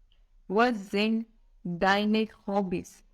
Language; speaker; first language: German; non-native, learner; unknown